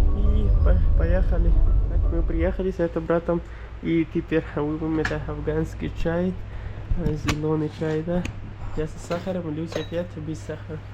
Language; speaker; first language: Russian; non-native, learner; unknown